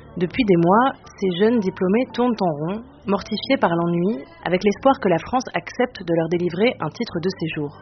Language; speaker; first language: French; native; French